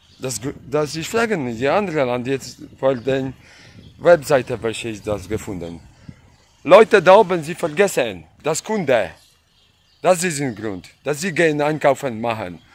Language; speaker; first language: German; non-native, learner; Polish